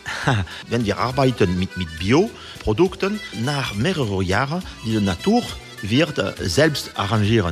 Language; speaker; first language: German; non-native, learner; French